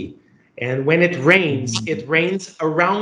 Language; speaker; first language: English; non-native, fluent; Portuguese